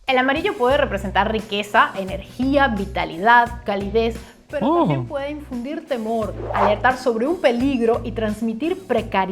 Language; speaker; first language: Spanish; native; Spanish